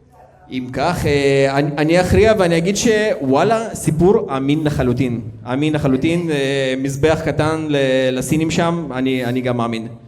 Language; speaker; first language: Hebrew; native; Hebrew